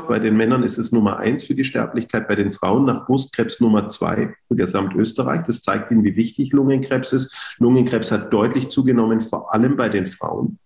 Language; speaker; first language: German; native; German